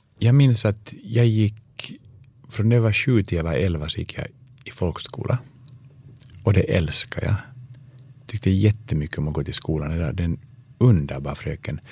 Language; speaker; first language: Swedish; native; Swedish